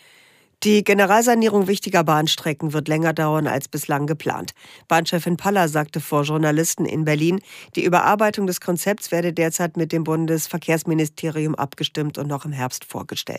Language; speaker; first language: German; native; German